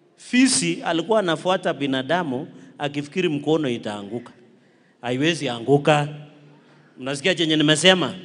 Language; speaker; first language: Swahili; non-native, local second language; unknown